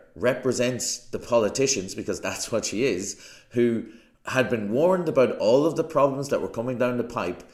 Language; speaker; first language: English; native; English